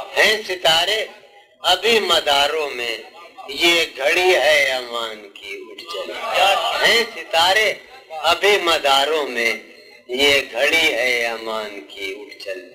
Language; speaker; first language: Urdu; native; Urdu